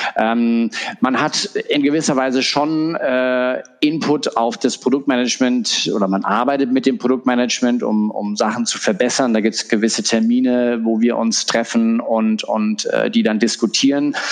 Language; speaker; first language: German; native; German